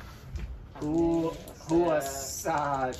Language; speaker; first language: Hebrew; non-native, learner; English